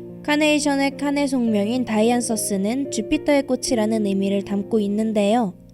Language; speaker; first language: Korean; native; Korean